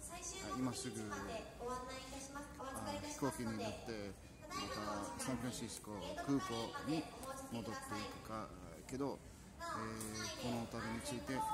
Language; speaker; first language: Japanese; non-native, learner; English